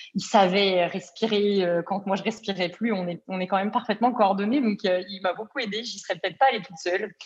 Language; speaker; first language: French; native; French